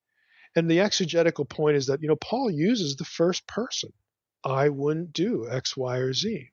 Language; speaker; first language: English; native; English